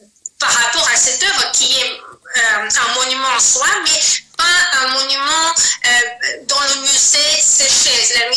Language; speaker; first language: French; non-native, fluent; Azerbaijani